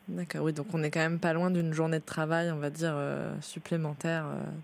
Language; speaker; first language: French; native; French